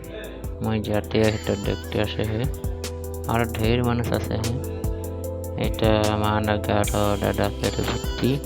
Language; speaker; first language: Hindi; non-native, local second language; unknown